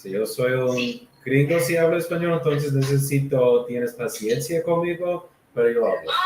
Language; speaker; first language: Spanish; non-native, learner; English